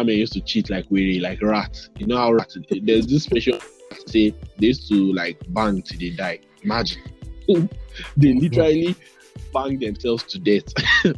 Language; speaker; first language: English; non-native, local second language; Yoruba